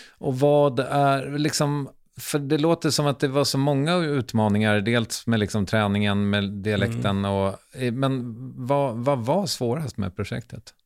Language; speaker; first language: Swedish; native; Swedish